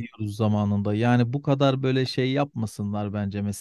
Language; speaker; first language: Turkish; native; Turkish